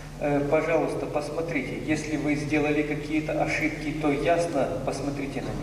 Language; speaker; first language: Russian; native; Russian